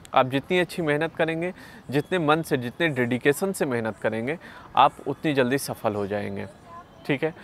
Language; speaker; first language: Hindi; native; Hindi